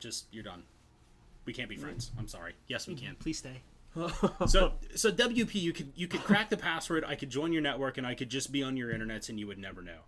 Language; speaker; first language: English; native; English